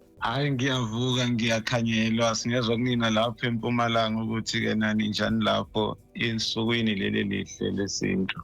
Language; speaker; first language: Zulu; native; Zulu